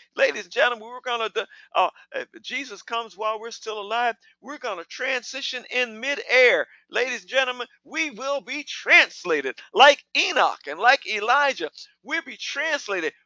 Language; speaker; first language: English; native; English